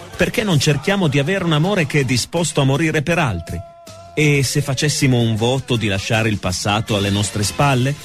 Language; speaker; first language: Italian; native; Italian